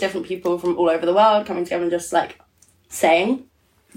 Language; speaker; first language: English; native; English